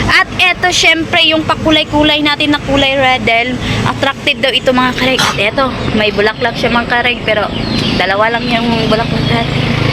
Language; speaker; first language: Filipino; non-native, local second language; Cebuano